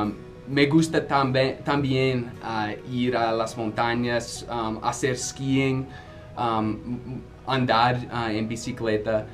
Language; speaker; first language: Spanish; non-native, fluent; English